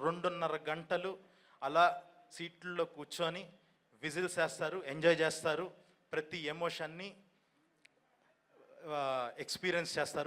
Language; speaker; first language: Telugu; native; Telugu